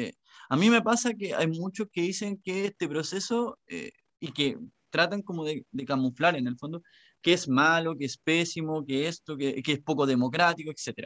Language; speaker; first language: Spanish; native; Spanish